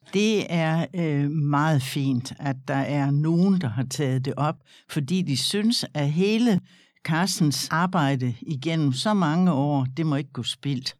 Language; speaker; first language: Danish; native; Danish